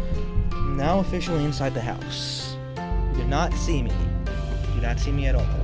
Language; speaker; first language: English; native; English